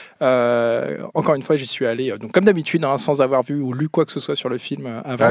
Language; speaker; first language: French; native; French